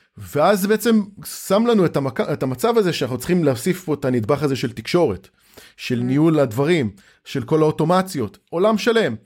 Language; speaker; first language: Hebrew; native; Hebrew